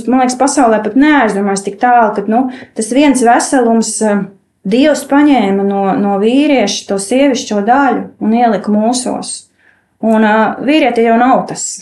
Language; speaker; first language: Latvian; native; Latvian